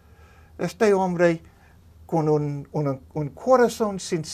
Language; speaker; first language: Spanish; non-native, learner; English